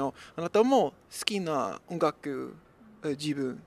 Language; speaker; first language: Japanese; non-native, learner; English